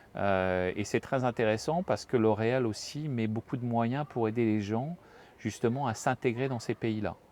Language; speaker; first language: French; native; French